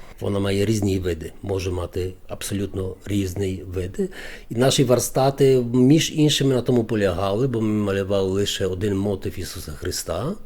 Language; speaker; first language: Ukrainian; native; Ukrainian